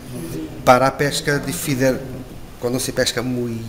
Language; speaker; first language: Spanish; non-native, learner; Portuguese